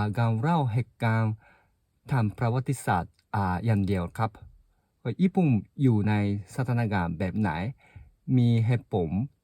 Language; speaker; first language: Thai; non-native, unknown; Japanese